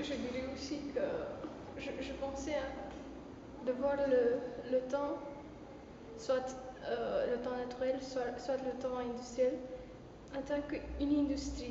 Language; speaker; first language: French; non-native, fluent; Romanian